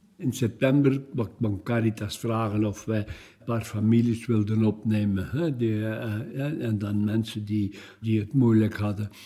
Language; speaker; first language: Dutch; native; Dutch